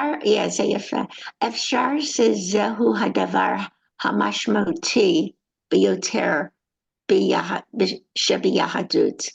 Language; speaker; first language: Hebrew; non-native, learner; English